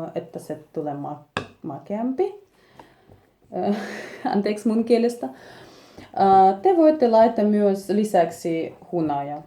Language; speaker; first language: Finnish; non-native, learner; Russian